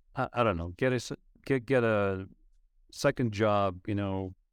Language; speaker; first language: English; non-native, fluent; Ukrainian